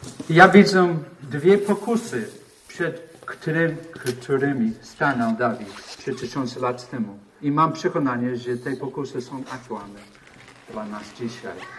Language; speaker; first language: Polish; non-native, fluent; English